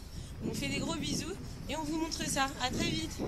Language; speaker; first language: French; native; French